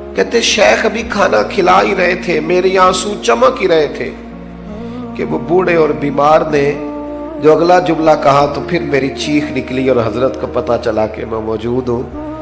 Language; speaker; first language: Urdu; non-native, local second language; Punjabi